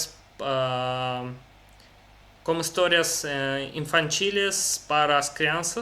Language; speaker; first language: Portuguese; non-native, learner; Russian